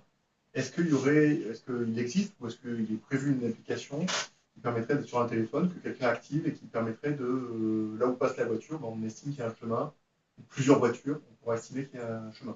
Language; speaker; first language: French; native; French